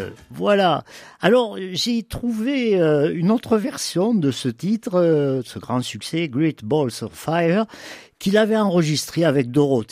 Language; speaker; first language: French; native; French